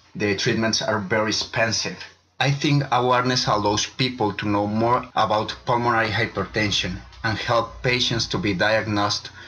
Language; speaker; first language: English; non-native, fluent; Spanish